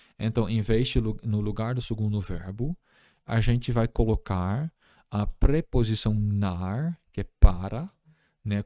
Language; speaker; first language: Portuguese; non-native, fluent; Dutch